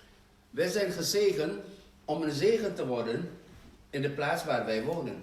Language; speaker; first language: Dutch; non-native, fluent; Indonesian